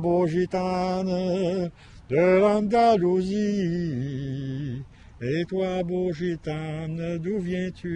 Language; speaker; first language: French; native; French